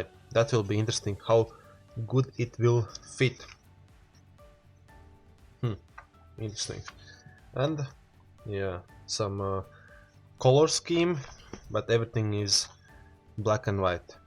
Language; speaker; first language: English; non-native, learner; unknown